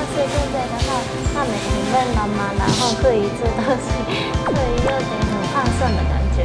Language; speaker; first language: Chinese; non-native, learner; Japanese